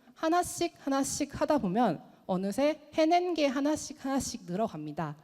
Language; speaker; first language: Korean; native; Korean